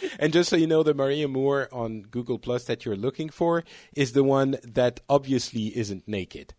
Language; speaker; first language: English; non-native, fluent; French